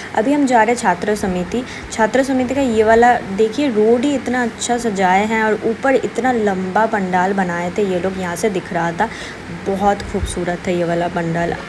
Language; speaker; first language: Hindi; non-native, local second language; Bangla